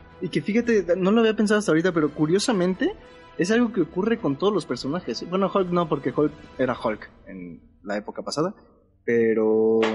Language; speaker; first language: Spanish; native; Spanish